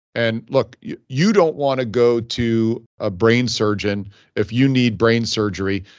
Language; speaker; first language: English; native; English